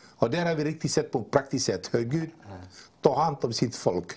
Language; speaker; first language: Swedish; non-native, fluent; Dutch